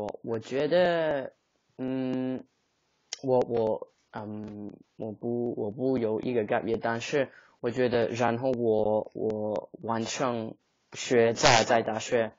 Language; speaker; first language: Chinese; non-native, learner; English